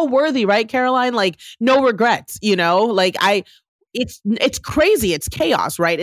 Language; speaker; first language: English; native; English